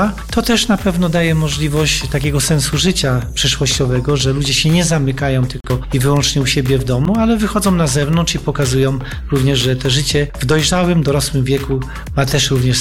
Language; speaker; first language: Polish; native; Polish